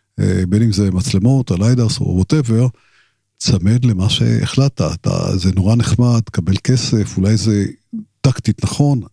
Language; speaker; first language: Hebrew; native; Hebrew